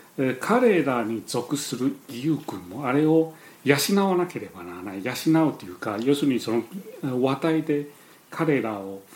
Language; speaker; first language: Japanese; non-native, fluent; Chinese